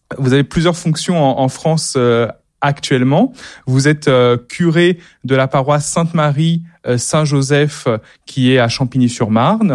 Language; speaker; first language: French; native; French